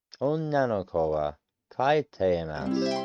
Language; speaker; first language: Japanese; non-native, learner; English